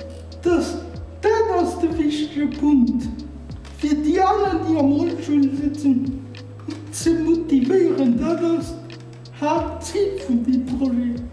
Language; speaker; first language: German; non-native, local second language; Luxembourgish